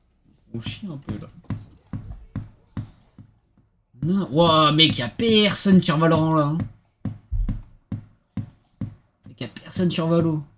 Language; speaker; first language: French; native; French